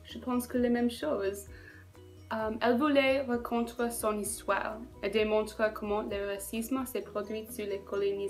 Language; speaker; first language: French; non-native, learner; English